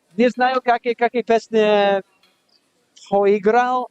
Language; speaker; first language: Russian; non-native, learner; English